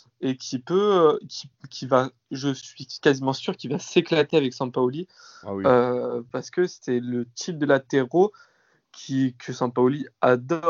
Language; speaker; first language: French; native; French